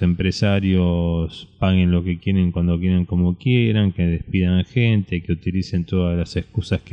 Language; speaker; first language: Spanish; native; Spanish